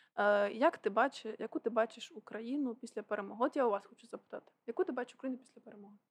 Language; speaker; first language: Ukrainian; native; Ukrainian